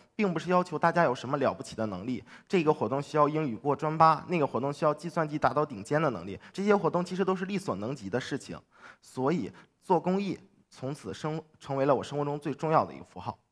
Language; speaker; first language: Chinese; native; Chinese